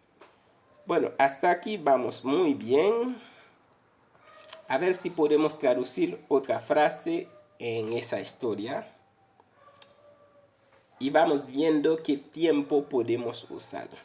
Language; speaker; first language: Spanish; non-native, fluent; Haitian Creole